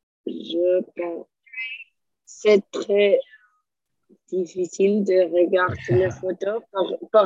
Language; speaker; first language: French; non-native, learner; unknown